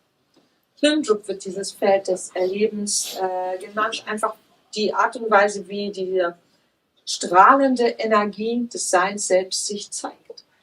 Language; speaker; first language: German; native; German